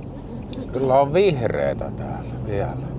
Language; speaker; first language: Finnish; native; Finnish